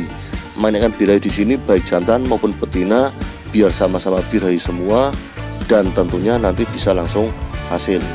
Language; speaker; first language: Indonesian; native; Indonesian